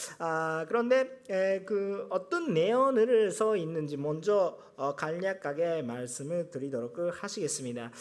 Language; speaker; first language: Korean; non-native, fluent; Japanese